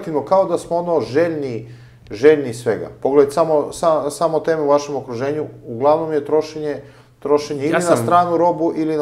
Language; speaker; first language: Serbian; native; Serbian